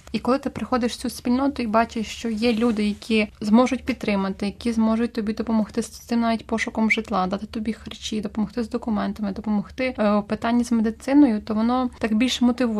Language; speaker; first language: Ukrainian; native; Ukrainian